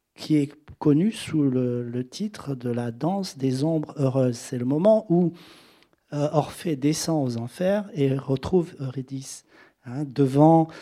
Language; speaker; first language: French; native; French